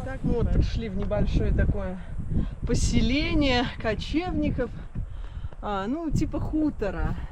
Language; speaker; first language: Russian; native; Russian